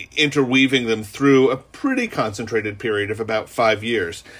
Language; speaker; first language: English; native; English